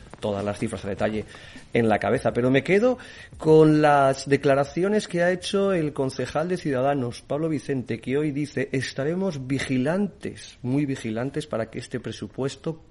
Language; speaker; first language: Spanish; native; Spanish